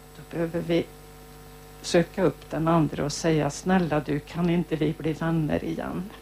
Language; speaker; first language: Swedish; native; Swedish